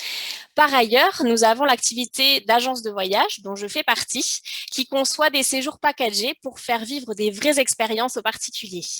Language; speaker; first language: French; native; French